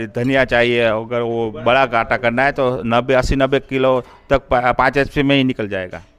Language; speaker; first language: Hindi; non-native, local second language; Gujarati